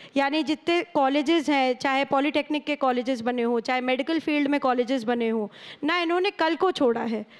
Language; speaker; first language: Hindi; native; Hindi